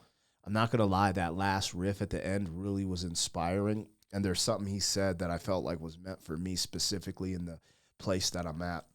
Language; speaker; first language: English; native; English